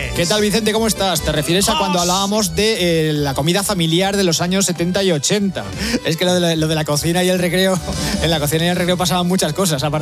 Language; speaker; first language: Spanish; native; Spanish